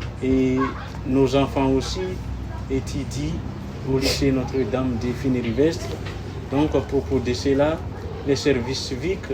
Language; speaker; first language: French; non-native, local second language; Malagasy